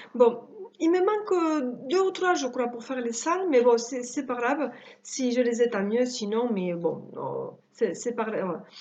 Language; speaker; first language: French; early bilingual, other home language; Spanish